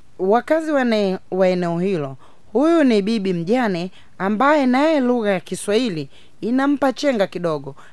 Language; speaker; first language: Swahili; native; Swahili